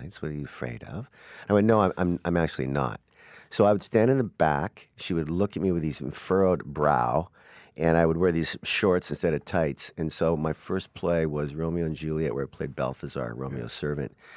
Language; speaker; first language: English; native; English